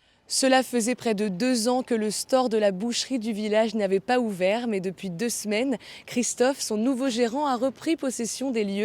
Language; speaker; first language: French; native; French